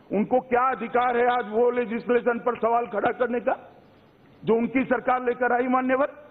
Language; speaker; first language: Hindi; non-native, local second language; Gujarati